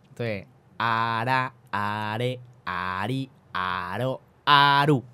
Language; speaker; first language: Chinese; non-native, learner; Spanish